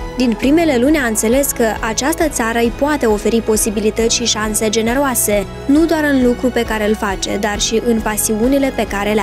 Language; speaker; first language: Romanian; native; Romanian